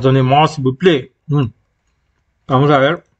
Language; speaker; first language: French; non-native, fluent; Spanish